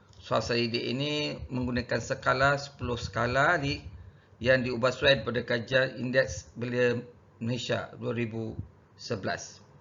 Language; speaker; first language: Malay; native; Malay